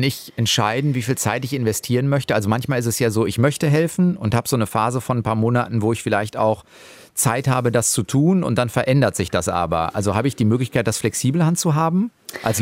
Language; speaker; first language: German; native; German